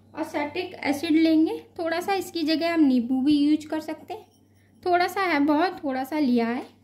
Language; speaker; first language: Hindi; native; Hindi